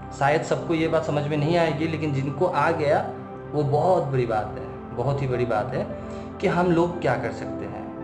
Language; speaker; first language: Hindi; non-native, local second language; Assamese